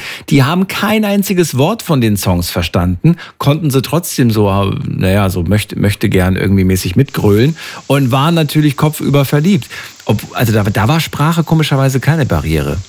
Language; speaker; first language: German; native; German